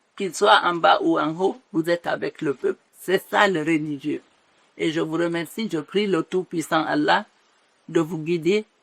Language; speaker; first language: French; non-native, local second language; Mandingo